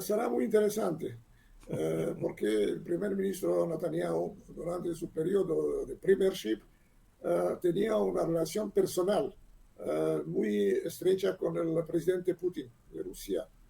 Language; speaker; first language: Spanish; non-native, learner; Hebrew